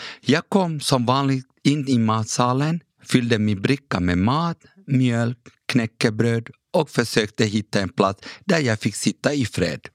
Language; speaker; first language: Swedish; early bilingual, other home language; Kurdish